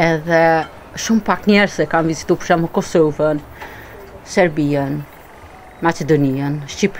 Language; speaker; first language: Albanian; early bilingual, heritage; Albanian